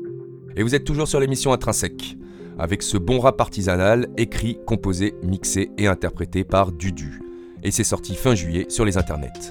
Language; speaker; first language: French; native; French